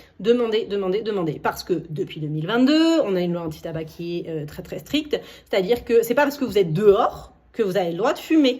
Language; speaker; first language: French; native; French